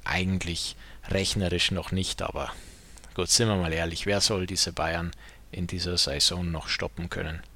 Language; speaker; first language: German; native; German